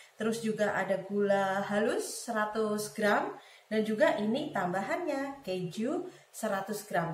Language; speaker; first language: Indonesian; native; Indonesian